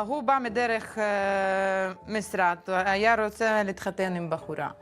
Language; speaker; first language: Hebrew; non-native, fluent; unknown